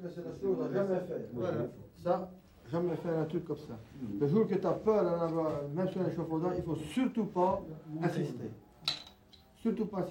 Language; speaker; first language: French; native; French